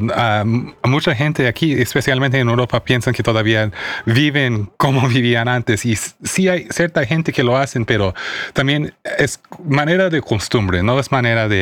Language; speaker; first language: Spanish; non-native, fluent; English